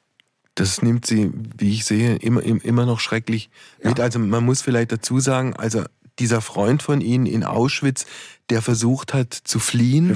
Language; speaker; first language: German; native; German